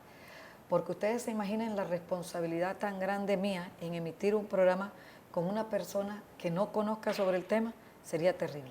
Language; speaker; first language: Spanish; native; Spanish